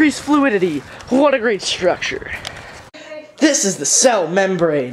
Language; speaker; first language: English; native; English